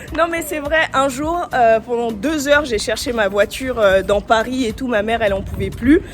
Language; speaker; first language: French; early bilingual, other home language; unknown